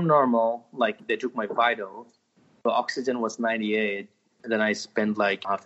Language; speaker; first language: English; non-native, local second language; Bangla